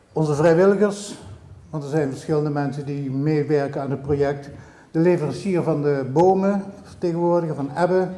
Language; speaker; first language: Dutch; native; Dutch